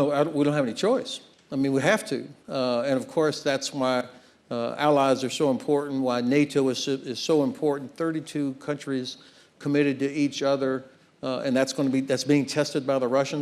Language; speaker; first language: English; native; English